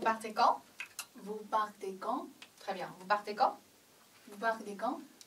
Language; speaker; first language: French; non-native, fluent; Chinese